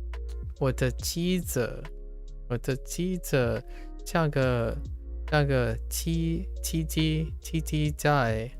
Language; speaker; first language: Chinese; non-native, learner; English